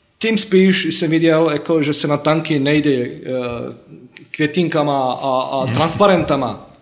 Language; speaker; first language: Czech; non-native, fluent; Bosnian